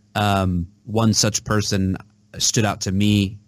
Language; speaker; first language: English; native; English